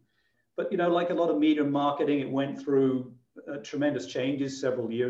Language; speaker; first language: English; native; English